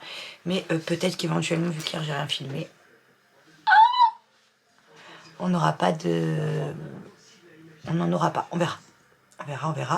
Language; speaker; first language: French; native; French